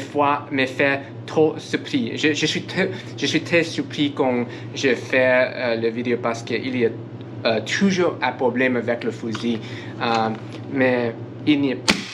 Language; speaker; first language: French; non-native, learner; English